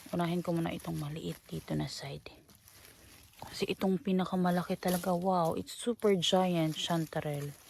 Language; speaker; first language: Filipino; non-native, local second language; Cebuano